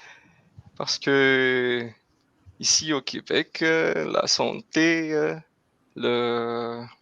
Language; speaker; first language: French; non-native, local second language; Malagasy